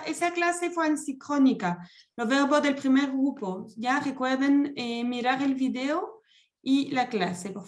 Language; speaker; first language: Spanish; non-native, fluent; French